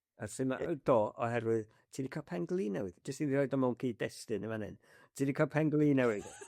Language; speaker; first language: Welsh; native; Welsh